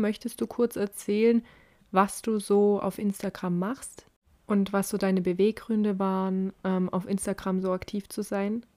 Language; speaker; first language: German; native; German